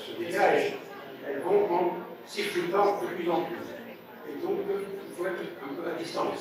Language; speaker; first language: French; non-native, local second language; Arabic